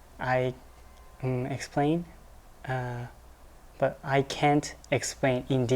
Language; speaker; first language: English; non-native, learner; Japanese